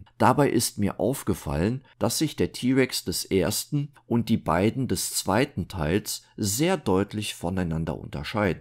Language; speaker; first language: German; native; German